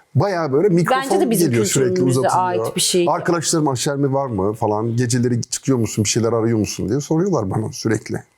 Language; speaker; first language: Turkish; non-native, fluent; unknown